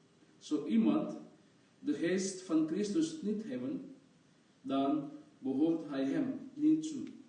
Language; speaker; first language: Dutch; non-native, fluent; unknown